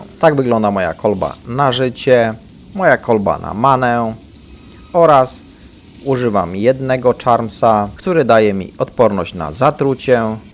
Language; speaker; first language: Polish; native; Polish